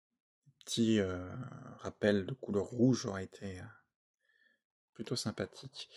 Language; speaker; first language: French; native; French